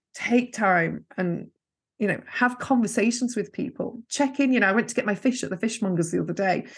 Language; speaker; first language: English; native; English